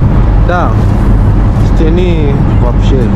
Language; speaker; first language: Russian; non-native, learner; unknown